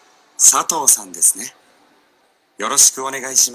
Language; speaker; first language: Japanese; non-native, learner; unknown